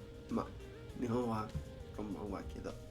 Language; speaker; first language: Japanese; non-native, learner; Spanish